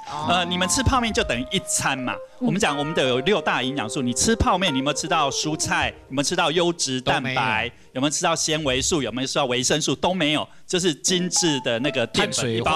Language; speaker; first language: Chinese; native; Chinese